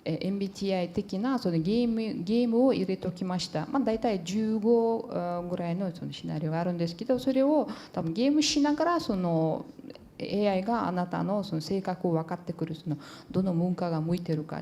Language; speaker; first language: Japanese; non-native, fluent; Portuguese